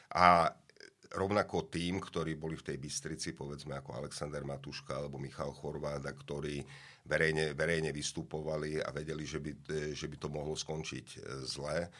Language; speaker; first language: Slovak; native; Slovak